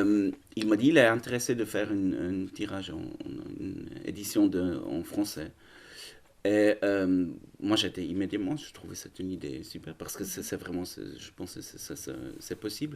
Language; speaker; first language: French; non-native, learner; German